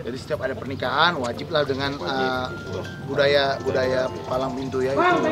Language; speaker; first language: Indonesian; native; Indonesian